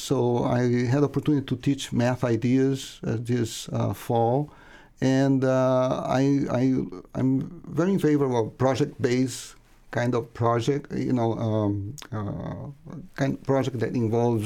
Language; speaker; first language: English; non-native, fluent; Portuguese